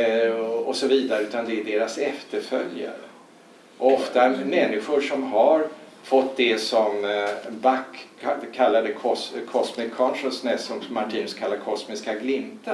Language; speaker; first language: Swedish; native; Swedish